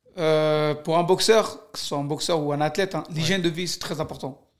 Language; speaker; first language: French; early bilingual, other home language; Kurdish